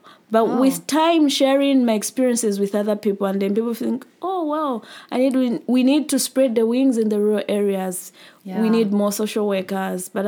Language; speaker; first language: English; non-native, local second language; Nyanja